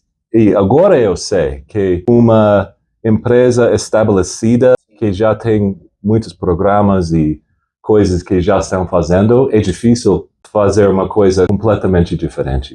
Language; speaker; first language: Portuguese; non-native, fluent; English